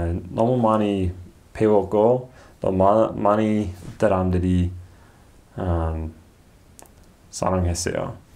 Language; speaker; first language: Korean; non-native, learner; English